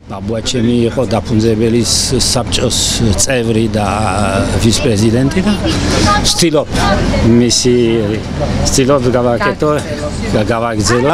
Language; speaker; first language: Georgian; early bilingual, heritage; Georgian